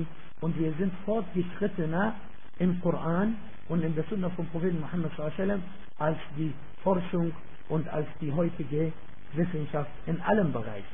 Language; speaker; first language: German; non-native, fluent; Arabic